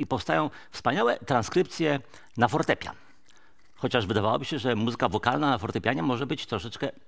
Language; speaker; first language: Polish; native; Polish